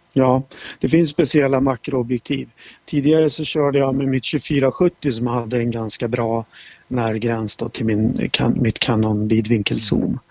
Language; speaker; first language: Swedish; native; Swedish